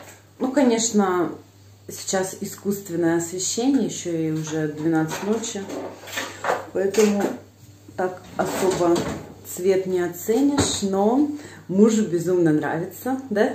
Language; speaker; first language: Russian; native; Russian